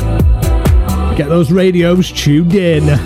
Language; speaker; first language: English; native; English